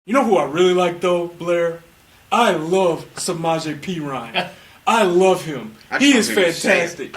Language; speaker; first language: English; native; English